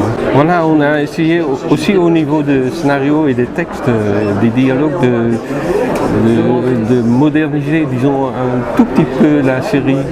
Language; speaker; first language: French; non-native, fluent; Dutch